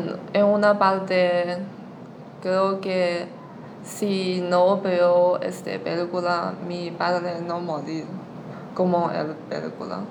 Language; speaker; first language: Spanish; non-native, learner; Chinese